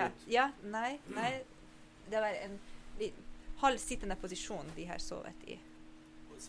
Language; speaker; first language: Norwegian; non-native, fluent; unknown